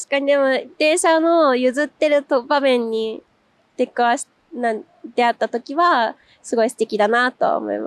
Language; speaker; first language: Japanese; native; Japanese